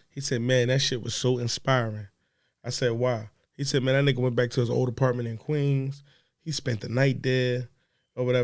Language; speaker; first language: English; native; English